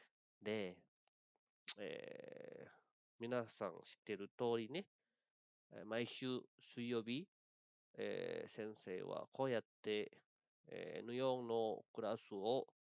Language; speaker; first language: Japanese; non-native, local second language; Indonesian